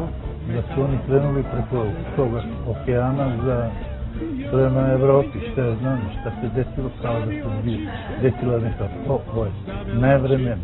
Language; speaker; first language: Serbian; non-native, local second language; Romany